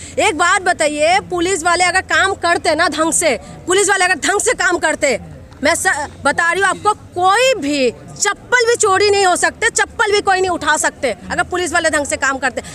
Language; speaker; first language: Hindi; non-native, local second language; Assamese